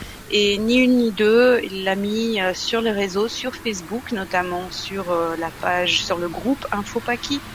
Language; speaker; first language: French; native; French